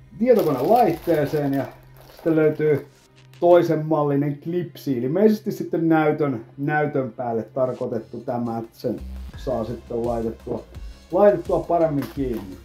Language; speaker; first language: Finnish; native; Finnish